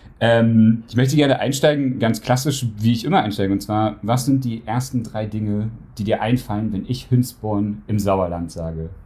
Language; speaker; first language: German; native; German